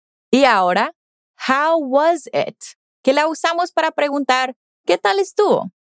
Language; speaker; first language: Spanish; non-native, fluent; English